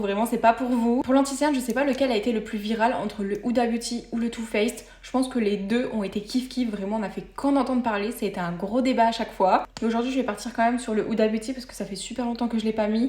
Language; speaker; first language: French; native; French